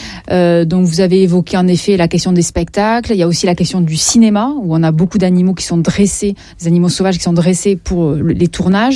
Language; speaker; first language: French; native; French